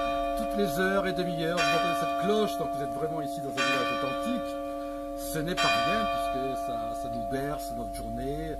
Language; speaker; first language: French; native; French